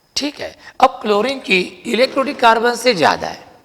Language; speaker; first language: Hindi; non-native, local second language; Marathi